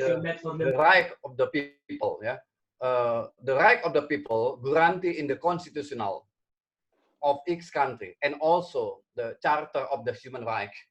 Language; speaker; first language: English; non-native, learner; Indonesian